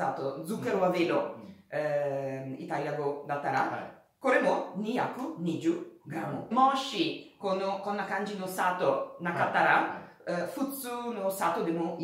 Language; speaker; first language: Japanese; non-native, learner; Italian